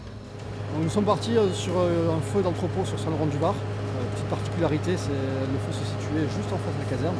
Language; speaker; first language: French; native; French